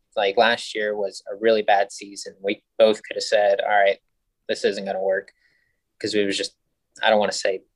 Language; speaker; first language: English; native; English